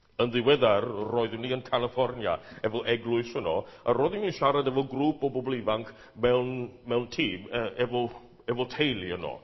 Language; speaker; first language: Welsh; non-native, fluent; English